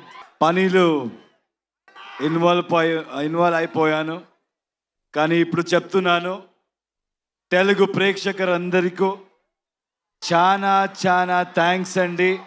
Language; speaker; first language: Telugu; non-native, fluent; Kannada